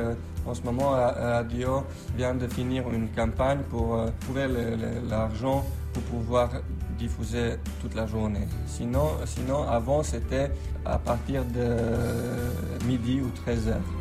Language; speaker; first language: French; non-native, fluent; Slovenian